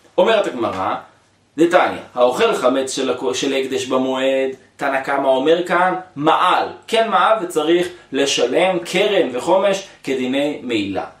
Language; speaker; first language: Hebrew; native; Hebrew